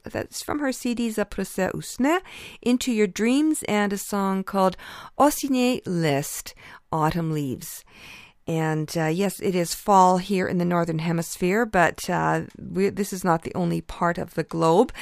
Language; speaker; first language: English; early bilingual, other home language; Ukrainian